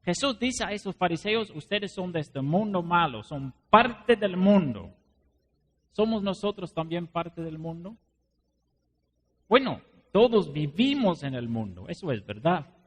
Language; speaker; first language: Spanish; non-native, fluent; Dutch